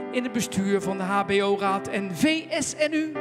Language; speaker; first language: Dutch; native; Dutch